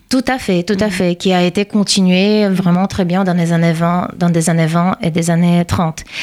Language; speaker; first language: French; non-native, fluent; Russian